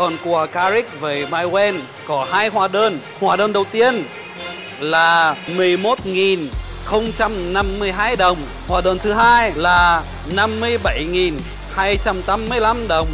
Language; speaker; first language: Vietnamese; native; Vietnamese